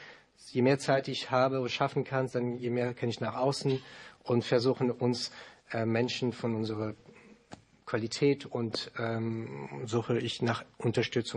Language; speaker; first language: German; non-native, learner; French